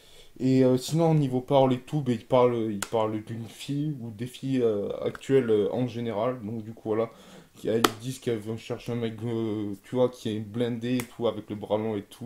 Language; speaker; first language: French; native; French